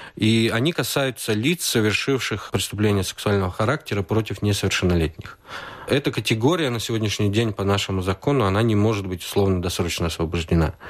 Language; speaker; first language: Russian; native; Russian